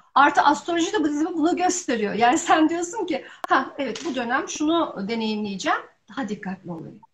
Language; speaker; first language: Turkish; early bilingual, heritage; Turkish